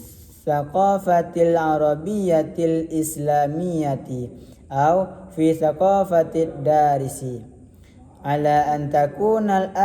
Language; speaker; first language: Arabic; non-native, learner; Indonesian